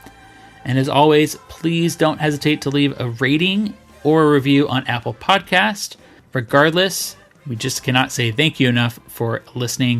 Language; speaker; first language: English; native; English